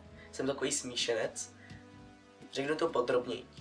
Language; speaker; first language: Czech; early bilingual, other home language; Russian